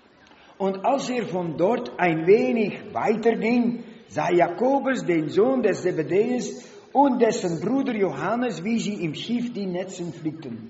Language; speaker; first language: German; non-native, learner; Dutch